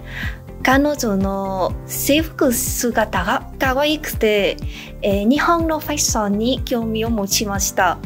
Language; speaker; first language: Japanese; non-native, learner; Vietnamese